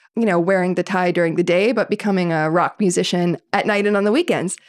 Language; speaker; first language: English; native; English